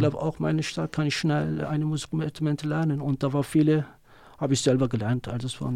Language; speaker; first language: German; non-native, learner; Kurdish